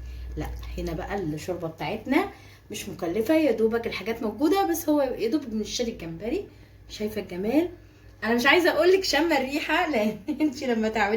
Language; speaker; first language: Arabic; native; Arabic